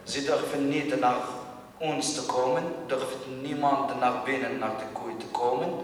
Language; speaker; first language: Dutch; non-native, learner; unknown